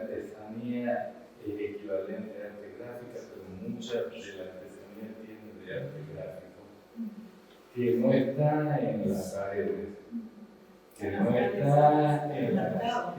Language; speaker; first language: Spanish; non-native, fluent; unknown